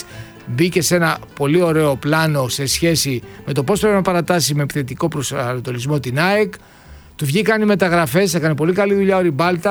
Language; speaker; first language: Greek; native; Greek